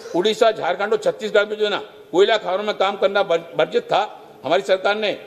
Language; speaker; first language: Hindi; native; Hindi